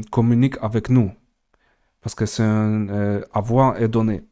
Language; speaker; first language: French; non-native, fluent; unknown